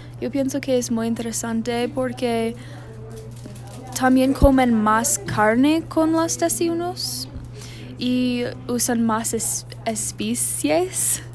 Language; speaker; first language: Spanish; non-native, learner; English